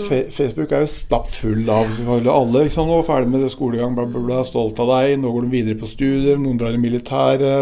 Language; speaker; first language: Norwegian; native; Norwegian